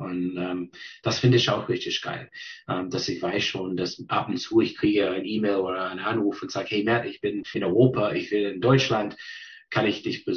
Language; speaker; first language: German; non-native, fluent; English